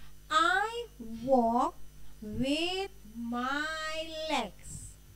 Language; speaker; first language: English; non-native, fluent; Indonesian